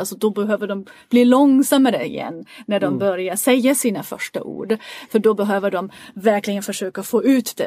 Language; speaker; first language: Swedish; non-native, fluent; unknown